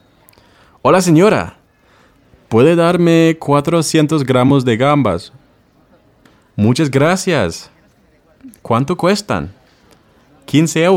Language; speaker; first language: Spanish; non-native, learner; English